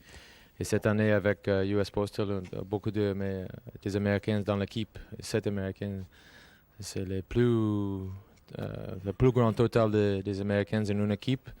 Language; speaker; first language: French; non-native, learner; English